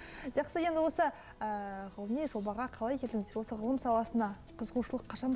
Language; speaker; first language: Kazakh; native; Kazakh